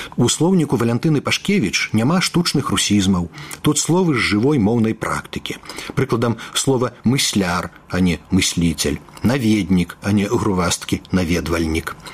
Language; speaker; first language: Belarusian; native; Belarusian